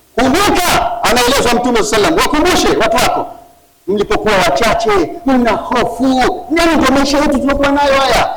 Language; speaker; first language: Swahili; native; Swahili